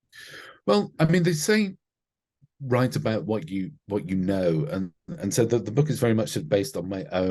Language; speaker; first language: English; native; English